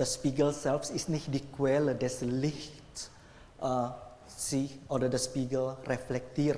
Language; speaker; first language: German; non-native, fluent; Indonesian